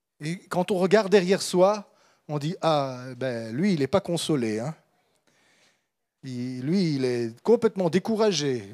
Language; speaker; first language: French; native; French